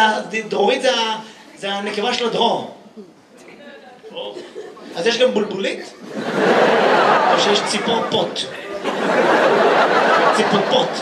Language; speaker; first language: Hebrew; native; Hebrew